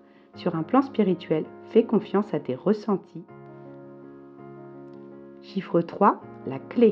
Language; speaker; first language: French; native; French